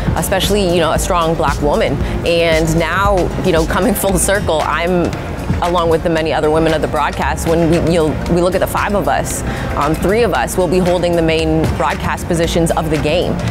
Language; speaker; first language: English; native; English